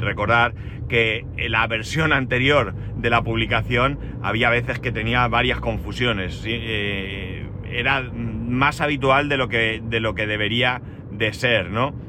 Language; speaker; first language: Spanish; native; Spanish